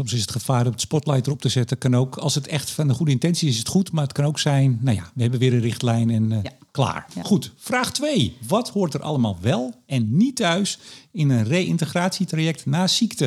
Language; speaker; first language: Dutch; native; Dutch